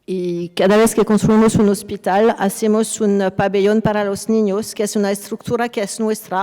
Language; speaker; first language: Spanish; non-native, fluent; French